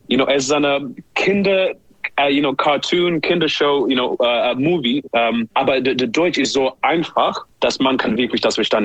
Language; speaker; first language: German; non-native, learner; English